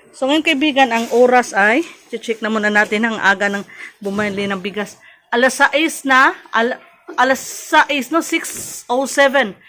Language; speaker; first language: Filipino; non-native, local second language; Cebuano